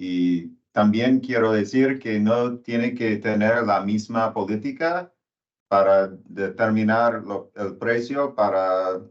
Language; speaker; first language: Spanish; non-native, learner; English